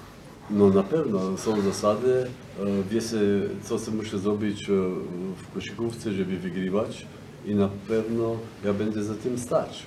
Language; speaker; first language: Polish; non-native, fluent; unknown